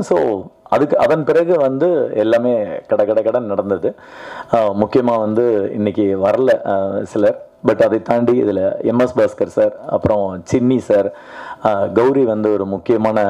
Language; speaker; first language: Tamil; native; Tamil